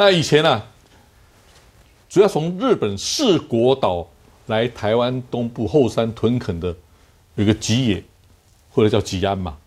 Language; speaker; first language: Chinese; native; Chinese